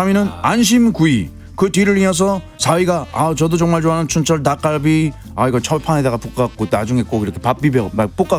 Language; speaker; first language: Korean; native; Korean